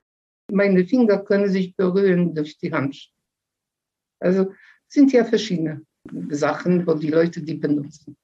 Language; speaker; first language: German; early bilingual, other home language; Polish